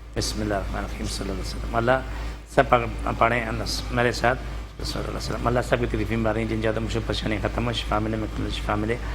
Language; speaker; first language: Urdu; non-native, local second language; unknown